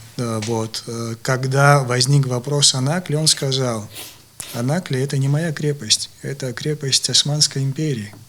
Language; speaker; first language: Russian; non-native, local second language; Abkhazian